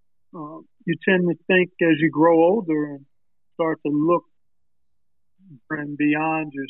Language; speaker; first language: English; native; English